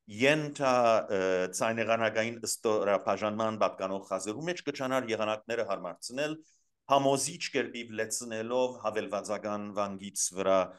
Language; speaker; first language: Armenian; early bilingual, heritage; Armenian